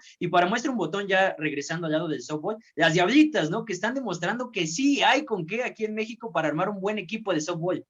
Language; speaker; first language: Spanish; native; Spanish